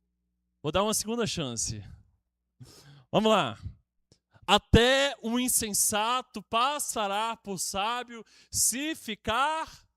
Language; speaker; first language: Portuguese; native; Portuguese